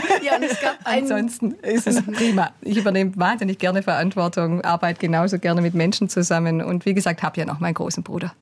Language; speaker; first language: German; native; German